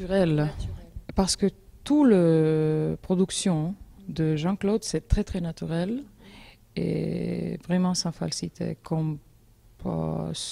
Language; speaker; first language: French; non-native, learner; Georgian